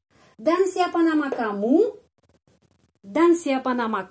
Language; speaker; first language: Indonesian; non-native, fluent; Russian